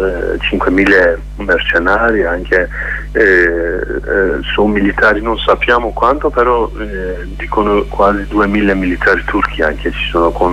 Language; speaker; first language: Italian; non-native, learner; Kurdish